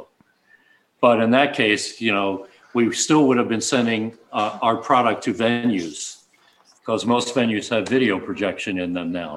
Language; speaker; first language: English; native; English